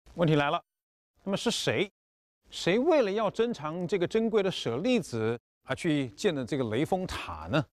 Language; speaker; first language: Chinese; native; Chinese